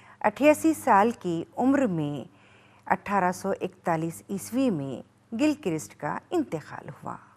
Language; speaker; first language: Urdu; native; Urdu